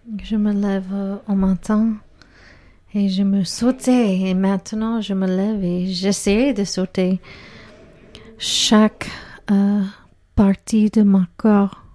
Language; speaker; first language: French; non-native, learner; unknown